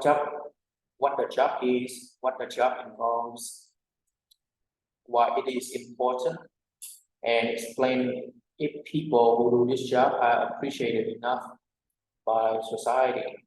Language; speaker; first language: English; non-native, fluent; Vietnamese